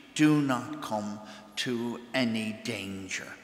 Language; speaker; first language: English; native; English